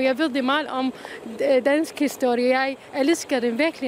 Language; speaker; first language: Danish; non-native, learner; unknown